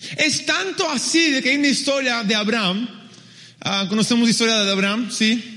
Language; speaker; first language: Spanish; early bilingual, other home language; English